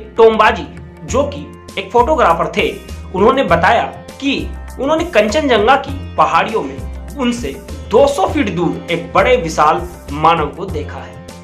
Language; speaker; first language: Hindi; native; Hindi